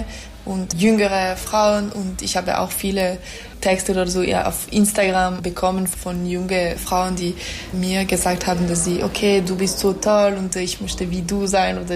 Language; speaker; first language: German; non-native, fluent; English